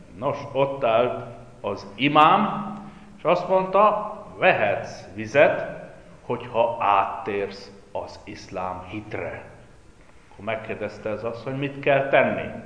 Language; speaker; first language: Hungarian; native; Hungarian